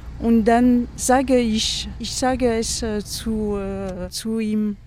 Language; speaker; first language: German; non-native, learner; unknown